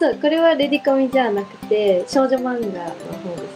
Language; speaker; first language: Japanese; native; Japanese